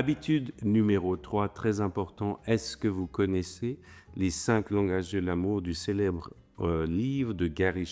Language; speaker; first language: French; native; French